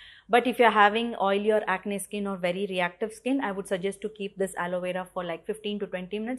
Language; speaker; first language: English; non-native, local second language; Malayalam